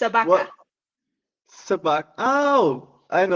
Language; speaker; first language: English; non-native, learner; Portuguese